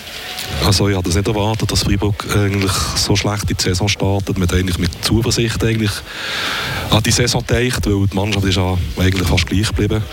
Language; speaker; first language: German; native; German